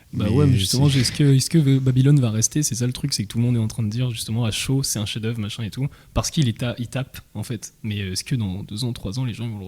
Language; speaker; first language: French; native; French